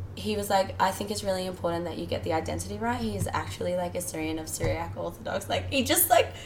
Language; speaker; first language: English; native; English